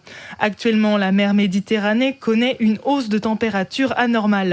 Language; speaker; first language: French; native; French